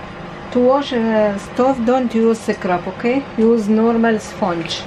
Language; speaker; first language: English; non-native, learner; Arabic